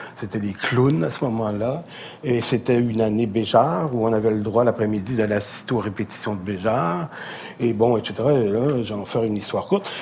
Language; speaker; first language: French; native; French